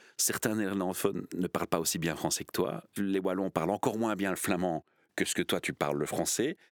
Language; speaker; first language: French; native; French